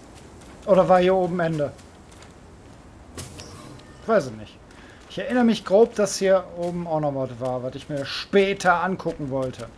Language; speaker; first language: German; native; German